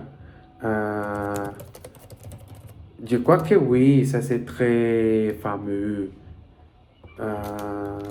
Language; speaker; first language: French; non-native, learner; Spanish